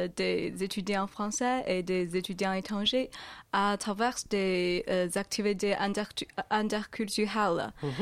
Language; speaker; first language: French; non-native, fluent; Chinese